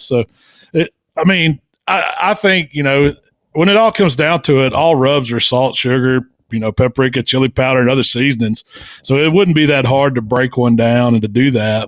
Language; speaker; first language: English; native; English